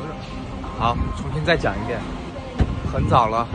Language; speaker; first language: Chinese; native; Chinese